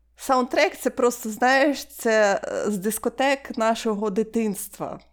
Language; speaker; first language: Ukrainian; native; Ukrainian